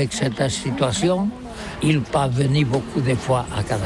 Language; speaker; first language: French; non-native, learner; Catalan